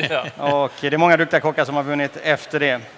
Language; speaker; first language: Swedish; native; Swedish